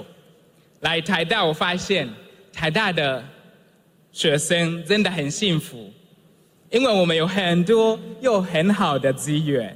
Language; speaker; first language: Chinese; non-native, fluent; Swahili